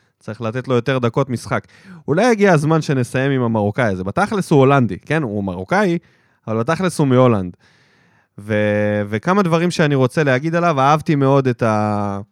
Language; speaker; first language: Hebrew; early bilingual, other home language; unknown